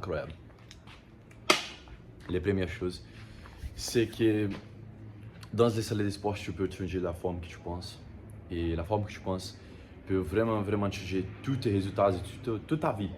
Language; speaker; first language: French; non-native, learner; Portuguese